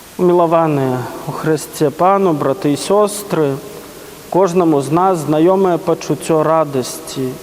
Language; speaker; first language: Belarusian; native; Belarusian